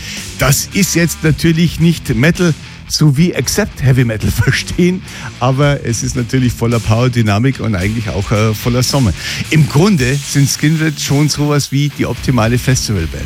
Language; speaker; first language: German; native; German